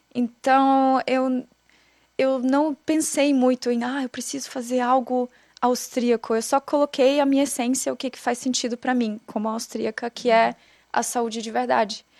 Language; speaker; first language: Portuguese; non-native, fluent; German